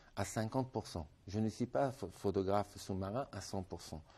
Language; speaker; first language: French; non-native, fluent; Persian